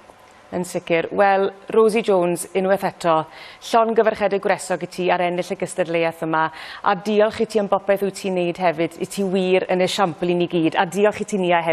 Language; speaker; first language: Welsh; native; Welsh